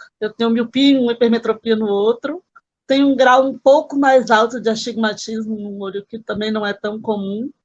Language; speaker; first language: Portuguese; native; Portuguese